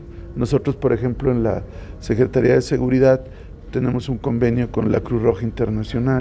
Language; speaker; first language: Spanish; native; Spanish